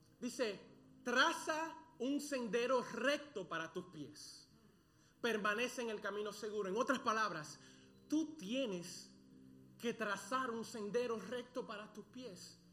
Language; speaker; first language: Spanish; early bilingual, other home language; English